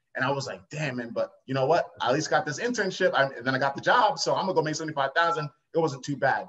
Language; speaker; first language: English; native; English